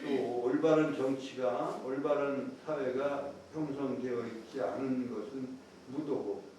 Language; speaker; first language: Korean; native; Korean